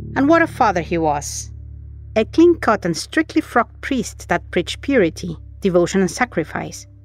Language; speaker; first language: English; non-native, fluent; Spanish